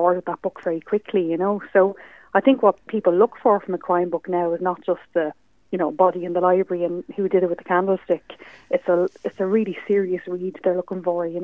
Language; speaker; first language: English; native; English